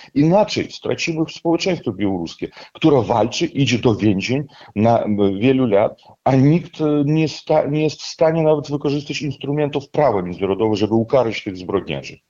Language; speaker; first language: Polish; non-native, fluent; Russian